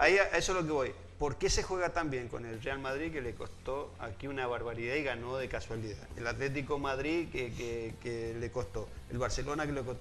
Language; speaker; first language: Spanish; native; Spanish